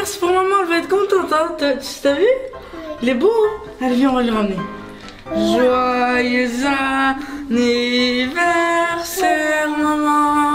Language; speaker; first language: French; native; French